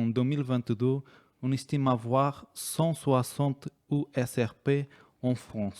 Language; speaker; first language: French; non-native, learner; Portuguese